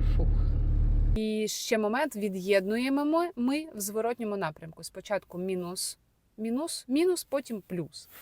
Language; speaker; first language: Ukrainian; native; Ukrainian